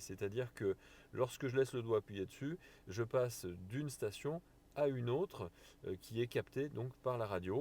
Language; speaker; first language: French; native; French